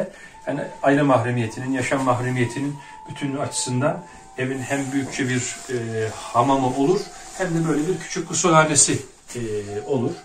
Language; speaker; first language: Turkish; native; Turkish